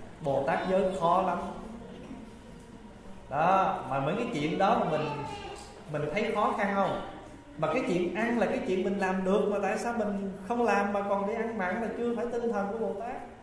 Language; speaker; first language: Vietnamese; early bilingual, heritage; Vietnamese